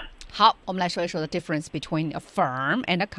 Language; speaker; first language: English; non-native, fluent; Chinese